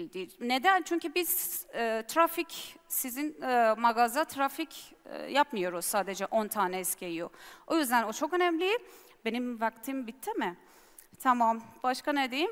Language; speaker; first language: Turkish; non-native, learner; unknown